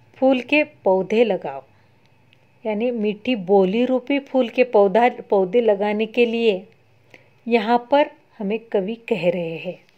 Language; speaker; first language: Hindi; non-native, local second language; Marathi